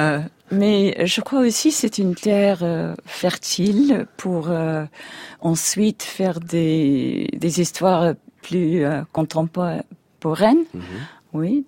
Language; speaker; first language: French; non-native, fluent; English